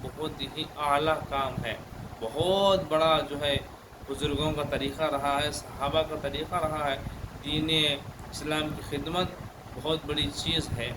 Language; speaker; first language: Urdu; native; Urdu